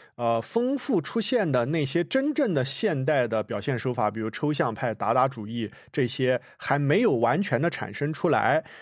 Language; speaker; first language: Chinese; native; Chinese